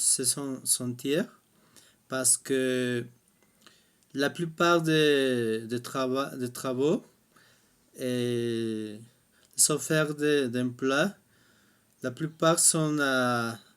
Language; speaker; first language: French; non-native, fluent; Spanish